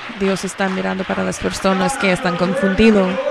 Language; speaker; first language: Spanish; non-native, learner; English